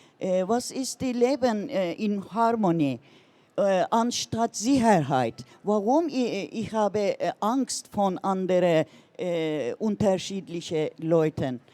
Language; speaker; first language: German; non-native, learner; Turkish